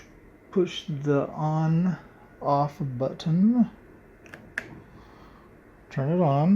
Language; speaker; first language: English; native; English